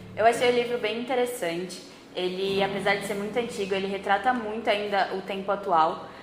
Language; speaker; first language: Portuguese; native; Portuguese